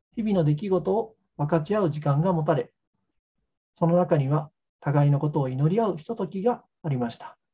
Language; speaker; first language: Japanese; native; Japanese